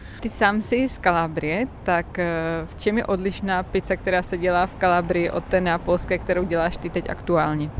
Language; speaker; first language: Czech; native; Czech